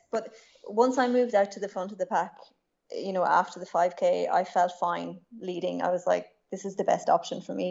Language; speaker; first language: English; native; English